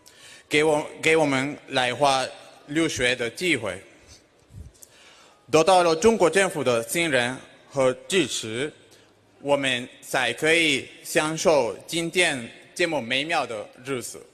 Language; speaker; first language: Chinese; non-native, fluent; Spanish